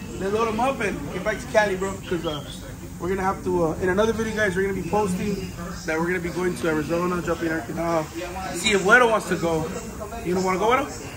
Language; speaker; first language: English; early bilingual, other home language; Spanish